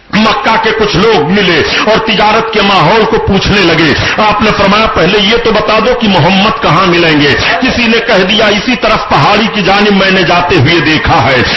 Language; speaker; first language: Urdu; native; Urdu